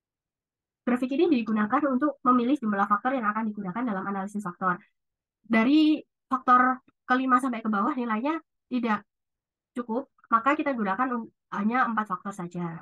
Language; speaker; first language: Indonesian; native; Indonesian